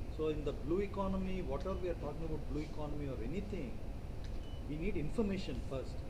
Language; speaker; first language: English; non-native, local second language; Tamil